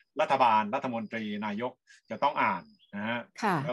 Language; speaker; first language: Thai; native; Thai